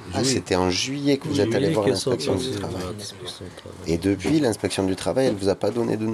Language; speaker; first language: French; native; French